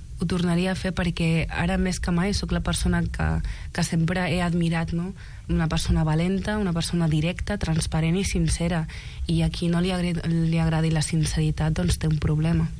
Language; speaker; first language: Catalan; early bilingual, other home language; Arabic